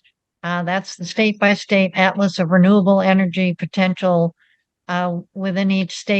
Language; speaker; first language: English; native; English